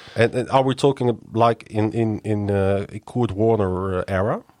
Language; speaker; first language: English; non-native, fluent; Dutch